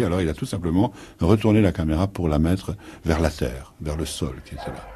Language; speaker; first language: French; native; French